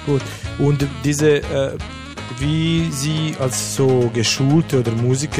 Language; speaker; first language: German; non-native, learner; Bosnian